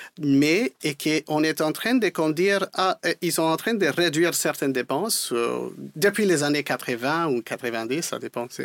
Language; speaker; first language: French; non-native, fluent; Spanish